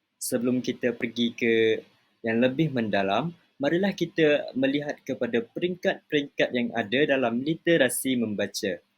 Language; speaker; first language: Malay; native; Malay